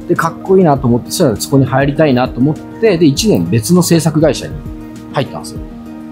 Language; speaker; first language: Japanese; native; Japanese